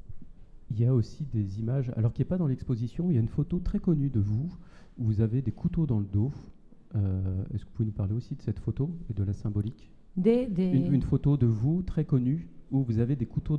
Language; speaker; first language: French; native; French